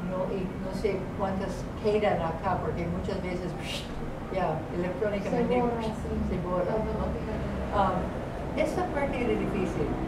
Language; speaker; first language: Spanish; non-native, fluent; English